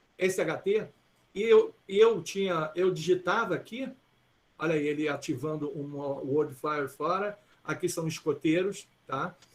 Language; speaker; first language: Portuguese; early bilingual, other home language; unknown